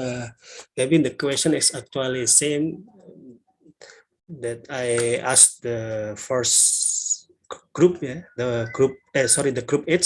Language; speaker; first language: English; non-native, learner; Indonesian